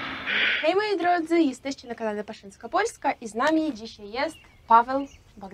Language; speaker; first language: Polish; non-native, fluent; Russian